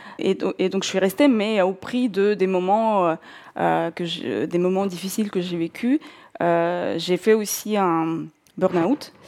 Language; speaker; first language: French; non-native, fluent; Russian